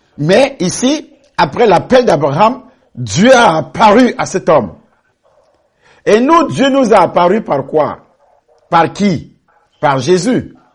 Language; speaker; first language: French; non-native, local second language; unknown